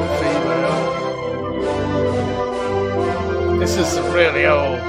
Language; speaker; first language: English; native; English